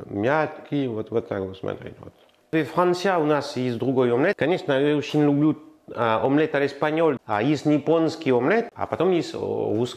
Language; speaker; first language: Russian; non-native, learner; French